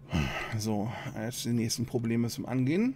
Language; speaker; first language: German; native; German